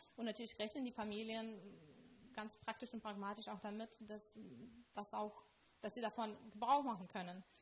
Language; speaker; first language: German; non-native, fluent; Lithuanian